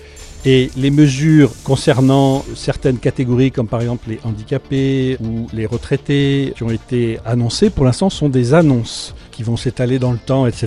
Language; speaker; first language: French; native; French